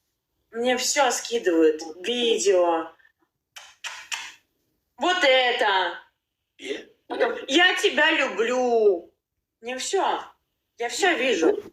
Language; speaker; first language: Russian; non-native, learner; Uzbek